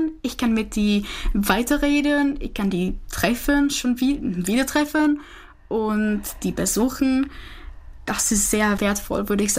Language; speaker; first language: German; non-native, fluent; Czech